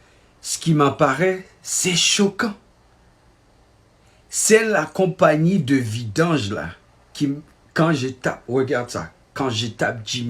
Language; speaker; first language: French; non-native, local second language; Haitian Creole